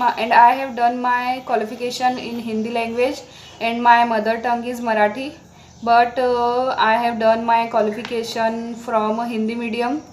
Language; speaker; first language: English; non-native, learner; Marathi